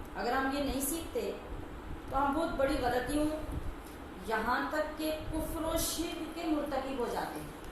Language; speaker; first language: Urdu; native; Urdu